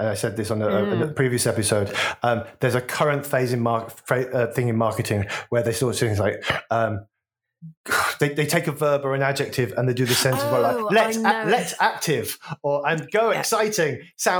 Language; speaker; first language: English; native; English